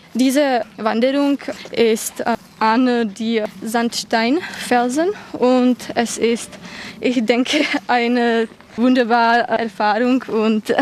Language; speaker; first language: German; non-native, fluent; Czech